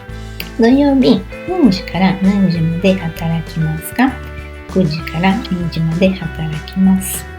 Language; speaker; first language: Japanese; non-native, learner; Portuguese